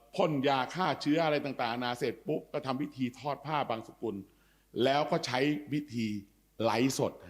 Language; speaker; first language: Thai; native; Thai